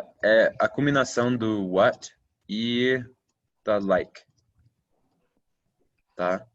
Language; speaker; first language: Portuguese; non-native, fluent; English